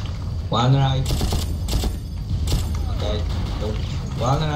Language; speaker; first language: English; non-native, learner; Polish